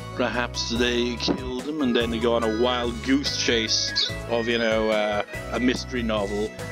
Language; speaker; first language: English; native; English